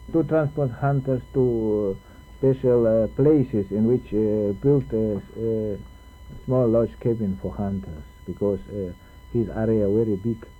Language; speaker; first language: English; non-native, learner; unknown